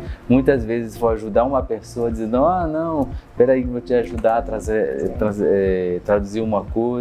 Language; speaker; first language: Portuguese; non-native, fluent; French